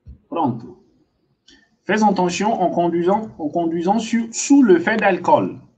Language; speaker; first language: French; non-native, fluent; Portuguese